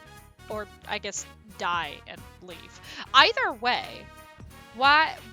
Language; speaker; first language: English; native; English